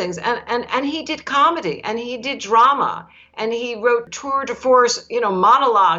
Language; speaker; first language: English; native; English